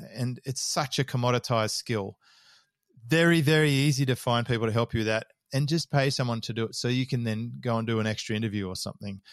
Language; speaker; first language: English; native; English